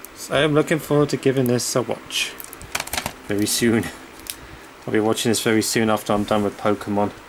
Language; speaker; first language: English; native; English